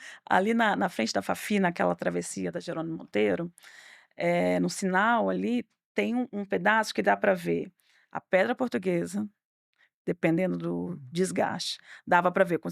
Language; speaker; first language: Portuguese; native; Portuguese